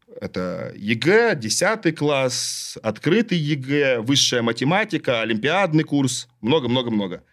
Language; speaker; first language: Russian; native; Russian